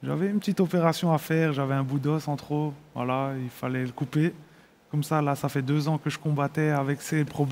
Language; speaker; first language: French; native; French